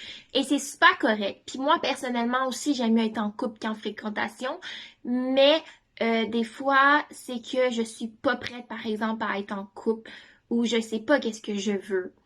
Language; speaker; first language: French; native; French